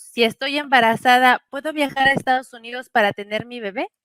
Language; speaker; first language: Spanish; native; Spanish